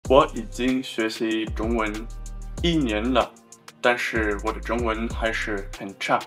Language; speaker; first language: Chinese; non-native, learner; German